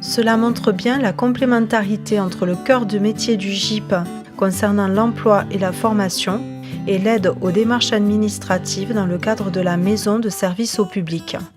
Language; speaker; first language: French; native; French